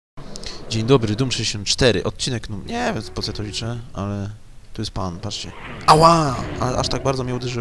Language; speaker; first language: Polish; native; Polish